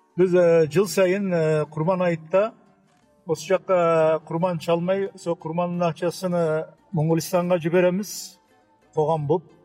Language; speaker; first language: Kazakh; early bilingual, heritage; Kazakh